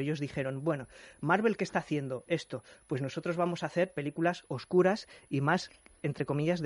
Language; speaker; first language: Spanish; native; Spanish